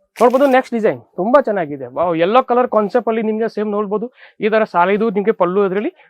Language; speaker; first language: Kannada; non-native, fluent; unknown